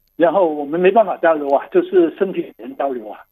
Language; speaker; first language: Chinese; non-native, local second language; Cantonese